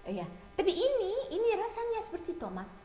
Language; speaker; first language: Indonesian; non-native, learner; Arabic